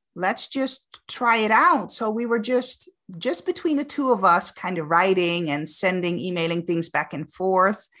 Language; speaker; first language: English; non-native, fluent; Dutch